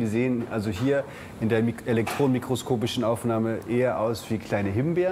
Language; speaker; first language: German; native; German